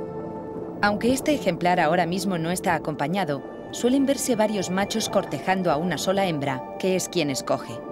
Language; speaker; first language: Spanish; native; Spanish